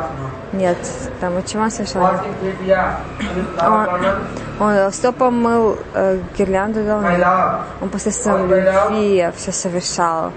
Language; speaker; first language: Russian; non-native, learner; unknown